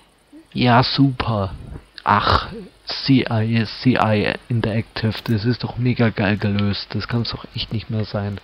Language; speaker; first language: German; native; German